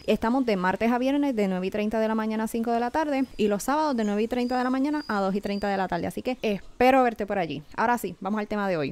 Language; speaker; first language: Spanish; native; Spanish